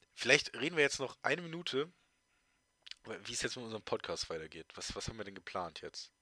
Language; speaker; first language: German; native; German